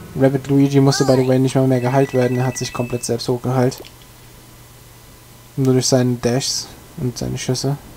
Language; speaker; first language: German; native; German